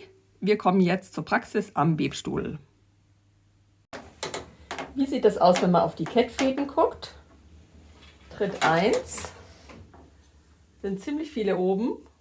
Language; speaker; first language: German; native; German